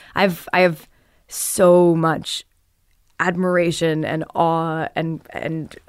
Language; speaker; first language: English; native; English